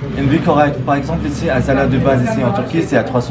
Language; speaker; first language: French; non-native, local second language; Kabyle